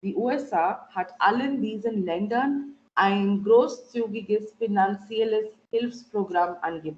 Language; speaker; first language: German; non-native, fluent; Marathi